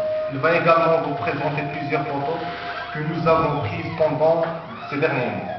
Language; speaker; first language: French; non-native, local second language; Arabic